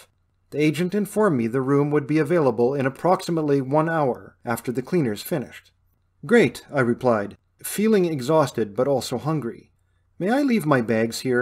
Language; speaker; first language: English; native; English